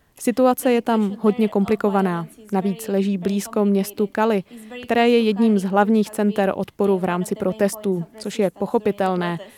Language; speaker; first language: Czech; native; Czech